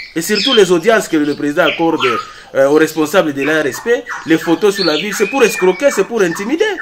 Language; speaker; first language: French; non-native, local second language; Swahili